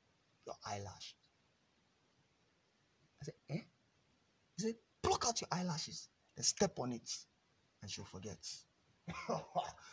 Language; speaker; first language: English; non-native, local second language; Yoruba